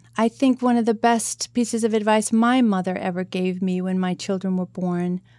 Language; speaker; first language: English; native; English